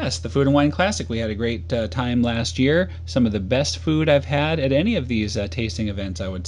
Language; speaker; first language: English; native; English